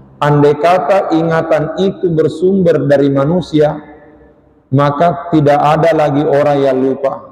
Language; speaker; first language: Malay; non-native, local second language; Buginese